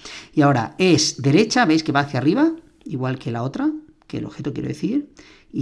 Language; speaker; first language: Spanish; native; Spanish